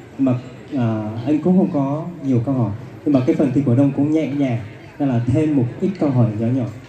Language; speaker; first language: Vietnamese; non-native, local second language; Hmong